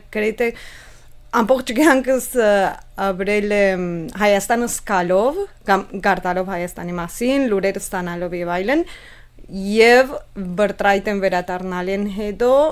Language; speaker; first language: Armenian; early bilingual, heritage; Armenian